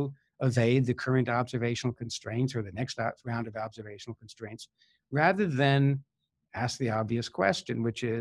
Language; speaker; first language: English; native; English